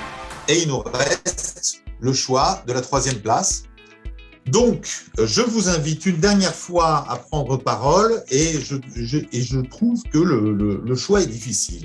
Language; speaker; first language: French; non-native, fluent; Polish